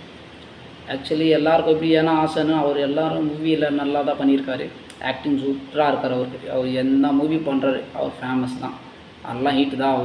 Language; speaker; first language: Tamil; non-native, learner; Hindi